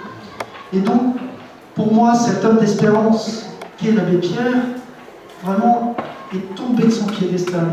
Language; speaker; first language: French; native; French